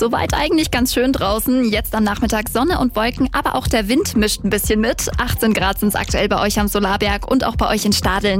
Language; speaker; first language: German; native; German